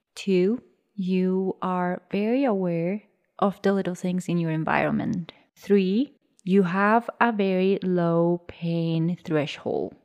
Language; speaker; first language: English; early bilingual, other home language; Spanish